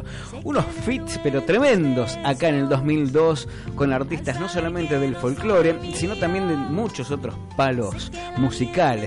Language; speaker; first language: Spanish; native; Spanish